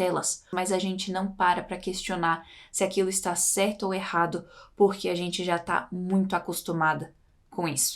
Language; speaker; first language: Portuguese; native; Portuguese